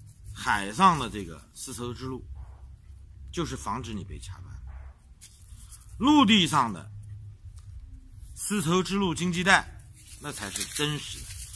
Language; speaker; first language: Chinese; native; Chinese